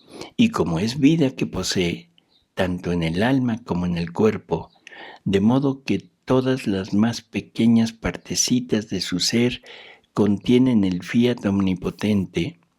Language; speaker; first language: Spanish; native; Spanish